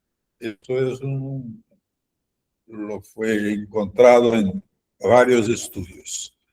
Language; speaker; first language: Spanish; non-native, fluent; Portuguese